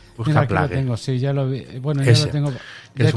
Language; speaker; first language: Spanish; native; Spanish